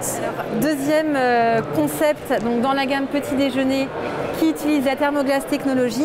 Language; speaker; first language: French; native; French